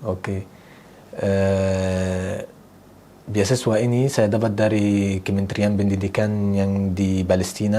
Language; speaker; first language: Indonesian; non-native, fluent; Arabic